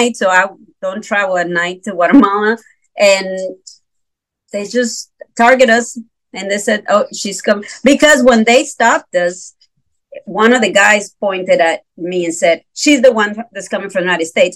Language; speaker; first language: English; non-native, fluent; Spanish